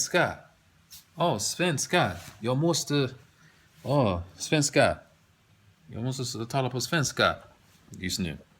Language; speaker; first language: Swedish; non-native, learner; English